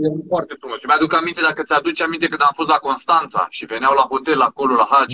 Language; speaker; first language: Romanian; native; Romanian